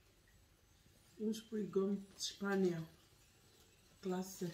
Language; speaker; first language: German; non-native, learner; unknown